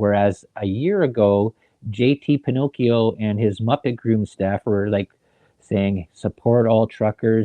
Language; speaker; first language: English; native; English